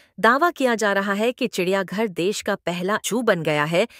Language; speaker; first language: Hindi; native; Hindi